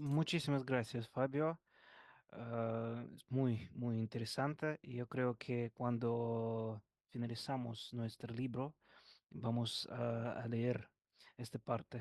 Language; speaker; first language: Spanish; non-native, learner; Russian